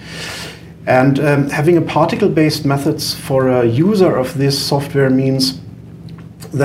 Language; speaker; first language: English; non-native, fluent; German